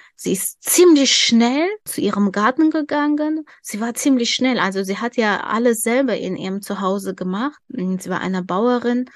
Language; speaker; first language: German; non-native, fluent; Tajik